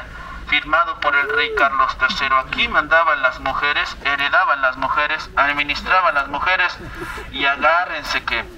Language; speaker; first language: Spanish; native; Spanish